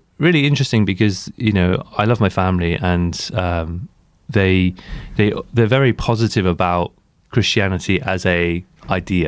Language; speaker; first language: English; native; English